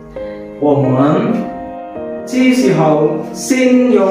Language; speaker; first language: Chinese; non-native, learner; Indonesian